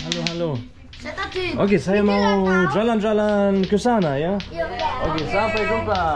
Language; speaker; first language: Indonesian; non-native, learner; German